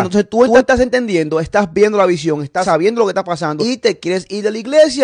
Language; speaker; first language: Spanish; native; Spanish